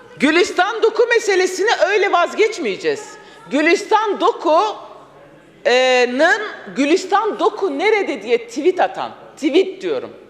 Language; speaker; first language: Turkish; non-native, local second language; Kurdish